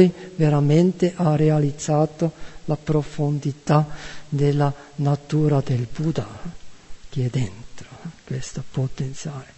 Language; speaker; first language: Italian; non-native, fluent; German